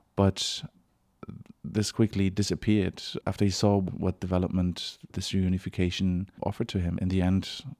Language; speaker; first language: English; non-native, fluent; German